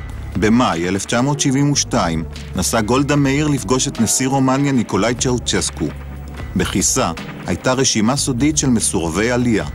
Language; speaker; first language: Hebrew; native; Hebrew